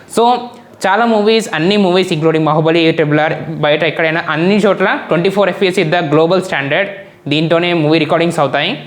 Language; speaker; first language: Telugu; non-native, local second language; Urdu